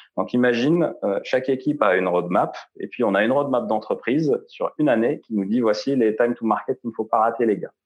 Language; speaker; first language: French; non-native, local second language; Arabic